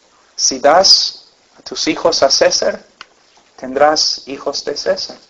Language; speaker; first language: Spanish; non-native, fluent; English